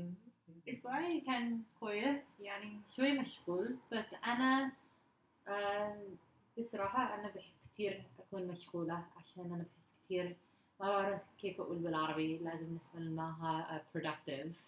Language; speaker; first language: Arabic; non-native, learner; English